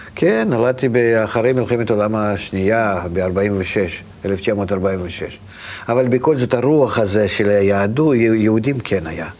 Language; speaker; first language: Hebrew; non-native, fluent; Russian